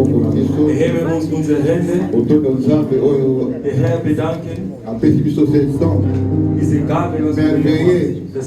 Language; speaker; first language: German; non-native, learner; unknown